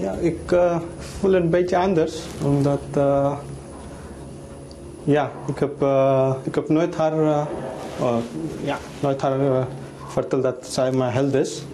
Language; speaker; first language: Dutch; non-native, learner; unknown